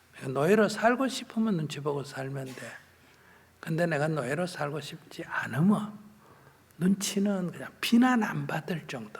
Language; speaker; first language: Korean; native; Korean